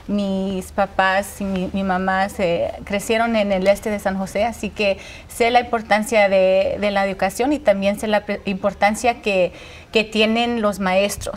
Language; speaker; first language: Spanish; early bilingual, heritage; Spanish